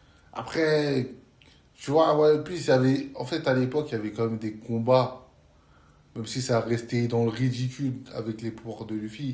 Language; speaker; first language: French; native; French